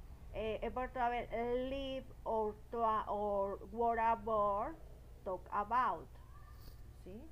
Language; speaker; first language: English; non-native, learner; Spanish